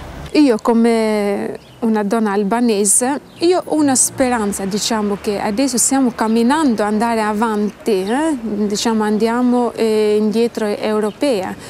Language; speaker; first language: Italian; non-native, fluent; Albanian